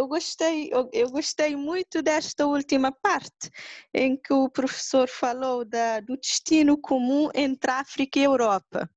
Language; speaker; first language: Portuguese; non-native, local second language; Kabuverdianu